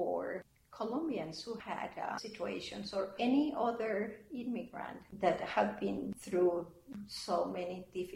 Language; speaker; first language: English; non-native, fluent; Spanish